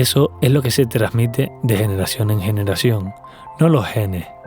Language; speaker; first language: Spanish; native; Spanish